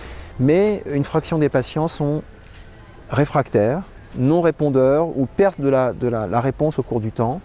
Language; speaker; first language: French; native; French